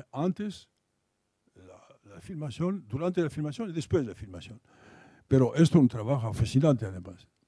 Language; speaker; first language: Spanish; non-native, fluent; Greek